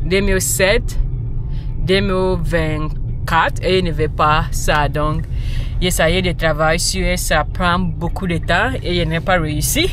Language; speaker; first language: French; non-native, learner; English